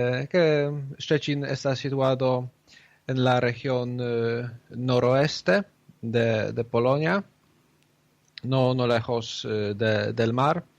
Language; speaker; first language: Spanish; non-native, fluent; Polish